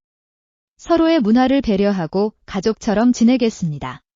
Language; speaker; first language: Korean; non-native, learner; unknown